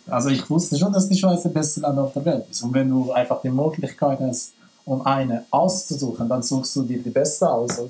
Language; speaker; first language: German; non-native, fluent; Persian